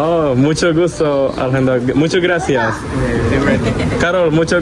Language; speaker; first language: Spanish; non-native, learner; Malayalam